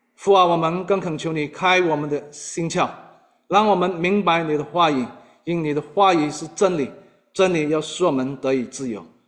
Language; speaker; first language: Chinese; native; Chinese